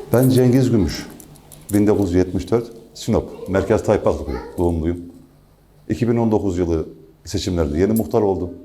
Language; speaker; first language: Turkish; native; Turkish